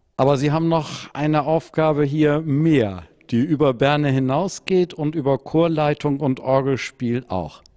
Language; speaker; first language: German; native; German